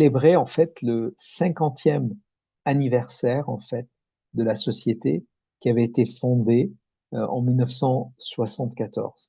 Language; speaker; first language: French; native; French